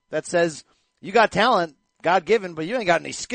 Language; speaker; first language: English; native; English